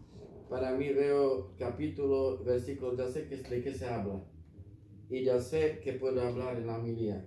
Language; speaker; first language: Spanish; non-native, fluent; Slovak